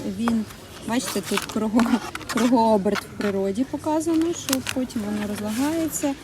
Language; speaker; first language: Ukrainian; non-native, local second language; Russian